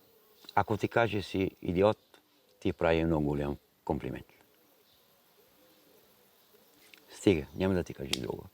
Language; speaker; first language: Bulgarian; non-native, learner; Italian